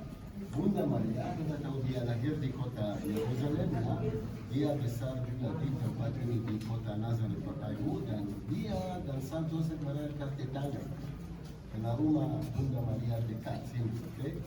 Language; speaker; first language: Indonesian; non-native, fluent; Hebrew